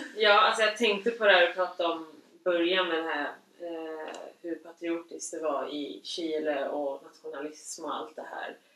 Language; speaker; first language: Swedish; native; Swedish